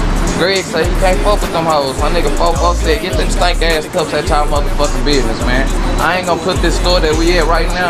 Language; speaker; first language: English; native; English